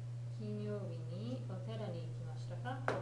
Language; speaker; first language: Japanese; non-native, fluent; English